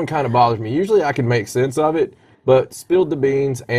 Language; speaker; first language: English; native; English